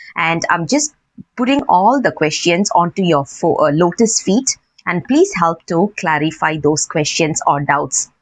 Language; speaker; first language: English; non-native, local second language; Tamil